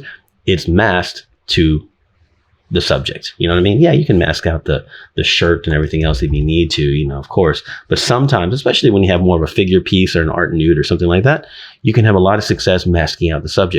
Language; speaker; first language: English; native; English